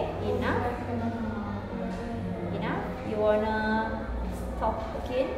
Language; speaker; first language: English; non-native, learner; Indonesian